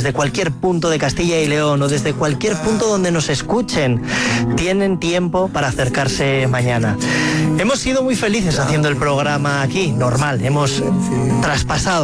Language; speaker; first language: Spanish; native; Spanish